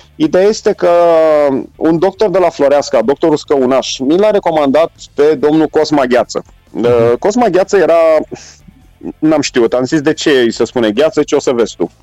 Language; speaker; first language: Romanian; native; Romanian